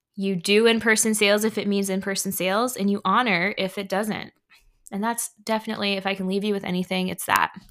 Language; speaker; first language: English; native; English